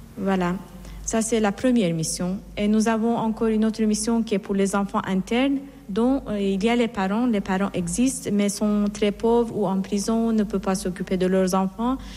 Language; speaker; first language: French; non-native, fluent; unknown